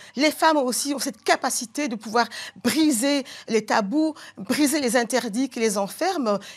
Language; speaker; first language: French; non-native, local second language; Bambara